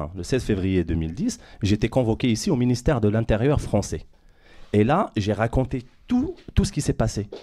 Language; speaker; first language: French; non-native, local second language; Arabic